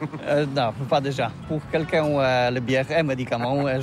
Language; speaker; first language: French; non-native, learner; Polish